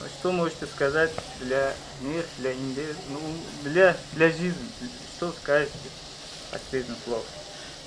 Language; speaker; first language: Russian; non-native, local second language; Uzbek